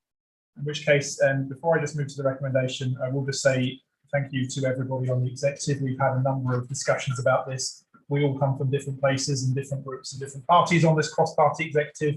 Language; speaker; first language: English; native; English